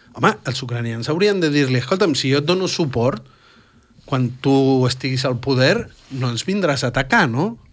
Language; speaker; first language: Catalan; non-native, fluent; Spanish